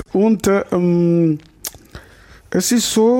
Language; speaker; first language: German; non-native, learner; Lingala